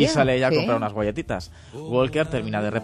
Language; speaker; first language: Spanish; native; Spanish